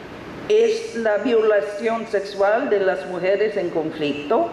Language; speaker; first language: Spanish; non-native, fluent; English